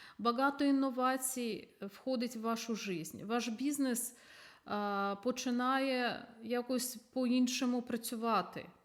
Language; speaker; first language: Ukrainian; non-native, local second language; Russian